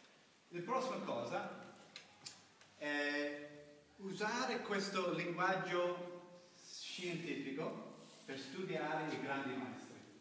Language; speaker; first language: Italian; non-native, learner; English